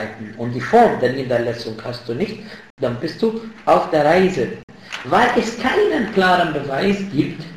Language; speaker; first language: German; non-native, fluent; Arabic